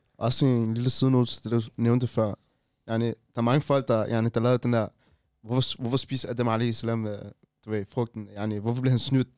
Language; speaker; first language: Danish; early bilingual, other home language; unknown